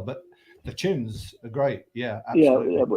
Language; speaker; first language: English; native; English